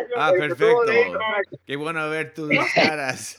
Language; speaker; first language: Spanish; non-native, learner; English